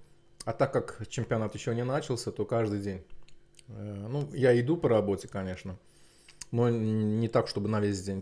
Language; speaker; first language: Russian; non-native, fluent; Azerbaijani